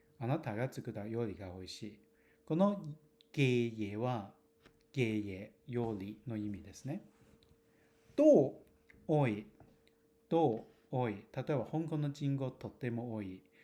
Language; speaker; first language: Japanese; non-native, fluent; Cantonese